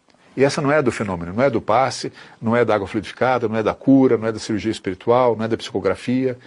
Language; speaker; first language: Portuguese; native; Portuguese